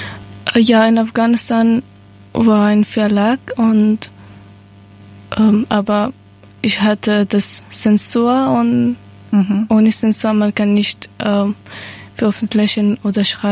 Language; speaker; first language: German; non-native, learner; Persian